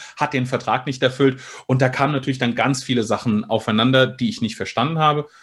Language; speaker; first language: German; early bilingual, other home language; Spanish